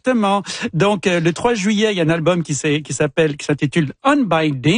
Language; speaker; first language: French; native; French